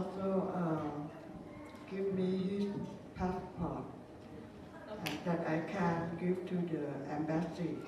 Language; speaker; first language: English; non-native, learner; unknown